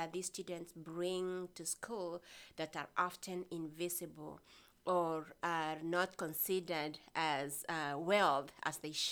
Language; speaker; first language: English; non-native, local second language; Meru